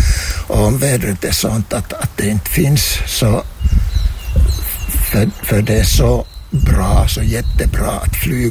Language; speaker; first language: Swedish; non-native, fluent; Finnish